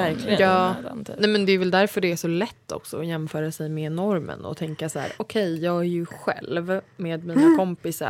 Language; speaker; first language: Swedish; native; Swedish